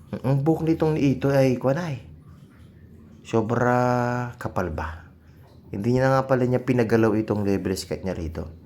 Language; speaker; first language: Filipino; native; Filipino